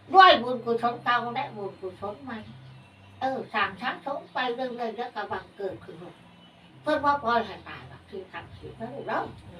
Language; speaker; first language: Thai; native; Thai